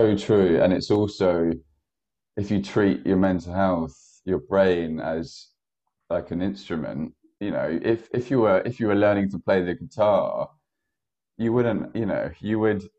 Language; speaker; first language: English; native; English